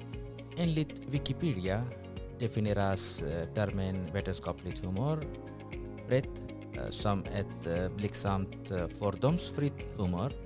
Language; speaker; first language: Swedish; non-native, fluent; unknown